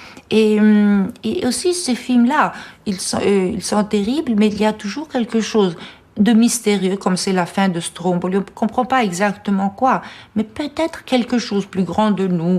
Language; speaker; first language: French; non-native, fluent; Italian